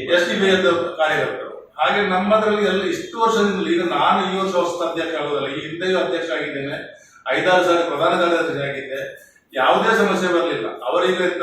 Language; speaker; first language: Kannada; non-native, local second language; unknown